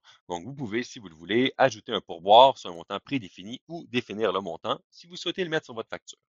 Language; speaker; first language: French; native; French